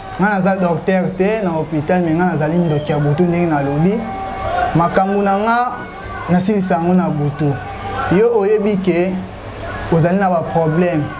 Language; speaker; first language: Lingala; non-native, local second language; Kongo